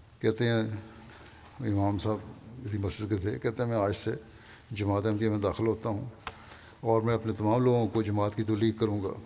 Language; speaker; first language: Urdu; native; Urdu